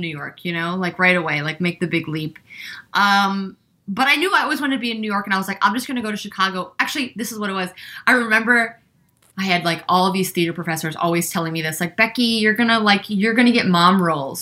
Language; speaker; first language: English; native; English